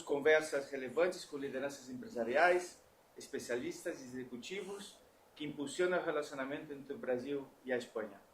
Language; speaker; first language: Portuguese; non-native, fluent; Spanish